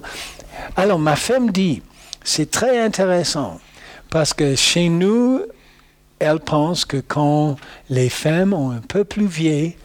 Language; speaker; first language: French; non-native, learner; English